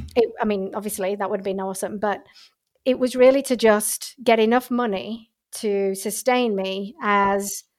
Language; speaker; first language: English; native; English